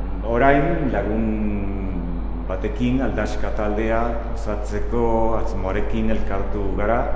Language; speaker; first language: Basque; non-native, learner; Spanish